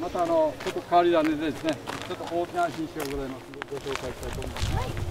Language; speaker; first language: Japanese; native; Japanese